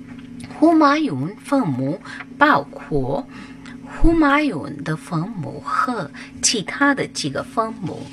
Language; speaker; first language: Chinese; non-native, fluent; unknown